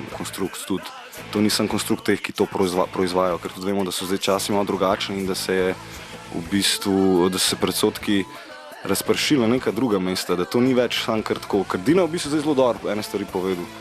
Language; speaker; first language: Slovenian; non-native, local second language; Bosnian